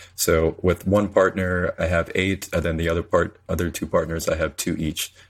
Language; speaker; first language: English; native; English